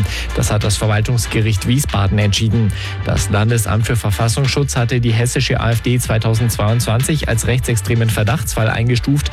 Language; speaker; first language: German; native; German